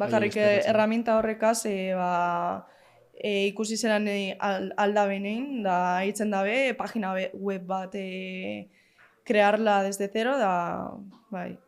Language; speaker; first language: Basque; native; Basque